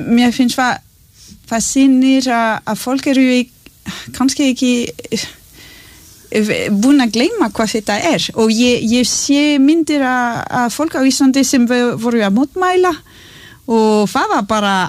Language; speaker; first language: Icelandic; non-native, learner; French